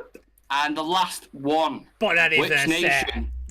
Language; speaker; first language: English; native; English